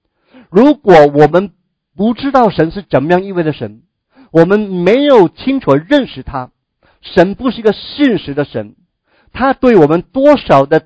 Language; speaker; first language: Chinese; native; Chinese